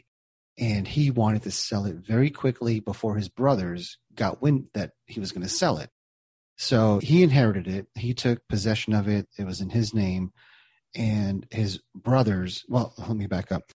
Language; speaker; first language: English; native; English